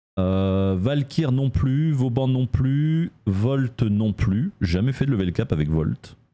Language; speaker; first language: French; native; French